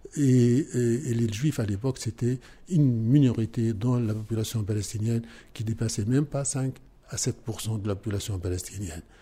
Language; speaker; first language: French; non-native, fluent; Arabic